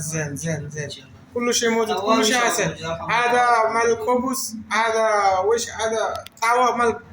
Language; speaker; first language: Arabic; non-native, learner; Bangla